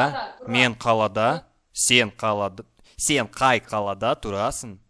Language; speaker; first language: Kazakh; non-native, learner; Russian